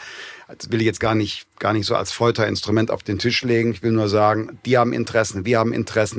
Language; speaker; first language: German; native; German